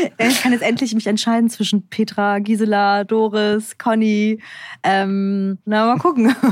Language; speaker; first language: German; early bilingual, other home language; Turkish